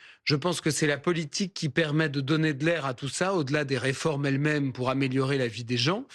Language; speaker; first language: French; native; French